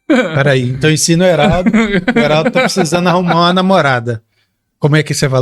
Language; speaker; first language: Portuguese; native; Portuguese